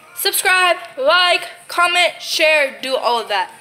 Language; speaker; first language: English; early bilingual, other home language; Spanish